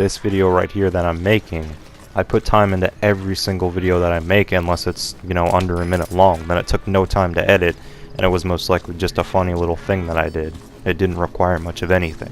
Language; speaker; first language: English; native; English